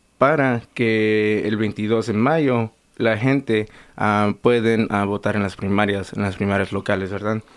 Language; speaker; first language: Spanish; native; Spanish